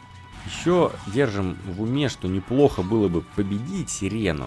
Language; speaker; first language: Russian; native; Russian